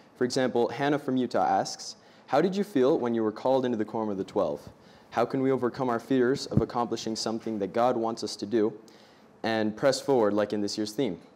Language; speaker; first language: English; native; English